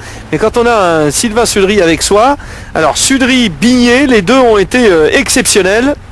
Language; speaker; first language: French; native; French